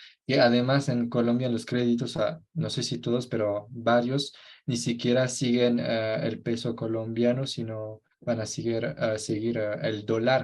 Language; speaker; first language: Spanish; non-native, fluent; French